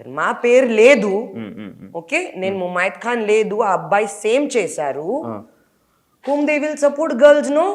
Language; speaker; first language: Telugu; non-native, fluent; Hindi